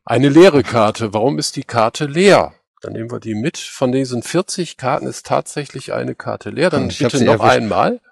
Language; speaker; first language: German; native; German